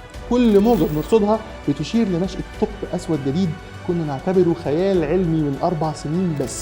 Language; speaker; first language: Arabic; native; Arabic